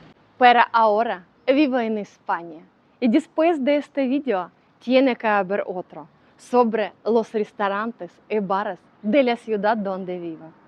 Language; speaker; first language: Spanish; non-native, learner; Ukrainian